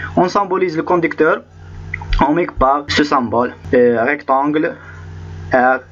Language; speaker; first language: French; non-native, local second language; Arabic